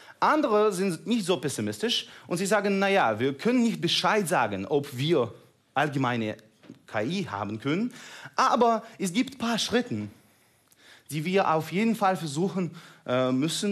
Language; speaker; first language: German; non-native, fluent; Russian